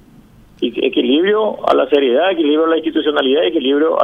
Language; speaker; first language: Spanish; native; Spanish